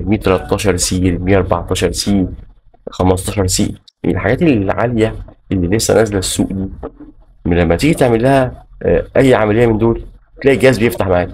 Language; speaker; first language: Arabic; native; Arabic